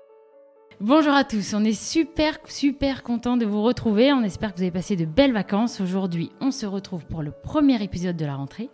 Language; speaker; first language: French; native; French